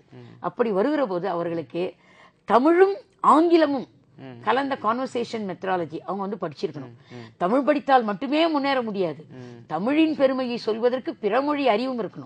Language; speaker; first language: Tamil; native; Tamil